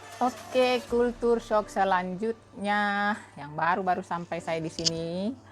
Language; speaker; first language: Indonesian; native; Indonesian